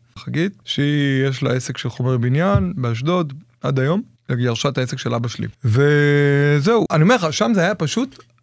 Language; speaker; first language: Hebrew; native; Hebrew